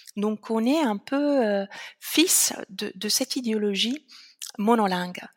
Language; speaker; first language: French; non-native, fluent; Italian